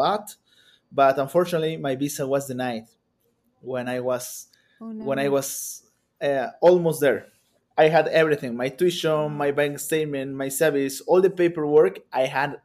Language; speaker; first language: English; non-native, fluent; Spanish